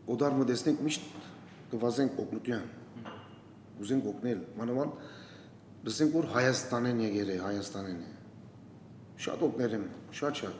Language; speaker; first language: Armenian; native; Armenian